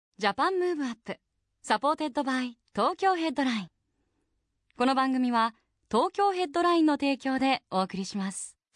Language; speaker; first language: Japanese; native; Japanese